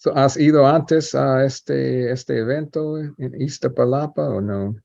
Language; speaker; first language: Spanish; non-native, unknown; English